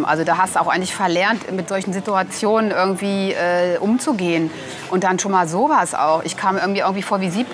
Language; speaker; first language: German; native; German